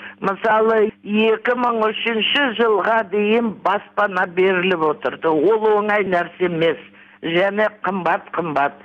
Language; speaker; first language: Kazakh; native; Kazakh